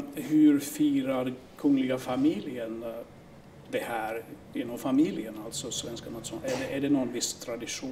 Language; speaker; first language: Swedish; non-native, local second language; Finnish